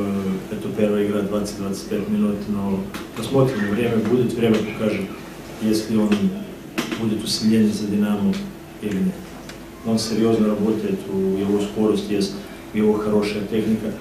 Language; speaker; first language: Russian; non-native, fluent; Serbian